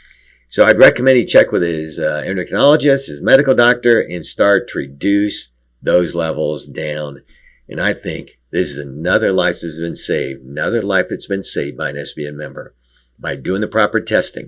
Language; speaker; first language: English; native; English